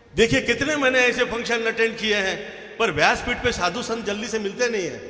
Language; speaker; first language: Hindi; non-native, local second language; Marathi